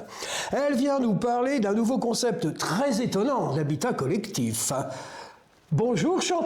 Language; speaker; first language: French; native; French